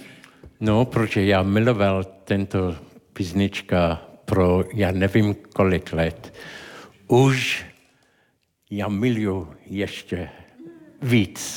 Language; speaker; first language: Czech; non-native, learner; English